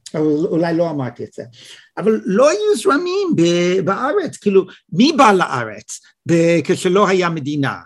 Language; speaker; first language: Hebrew; non-native, fluent; English